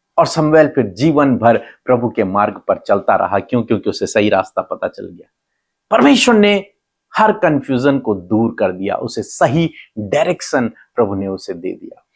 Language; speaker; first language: Hindi; native; Hindi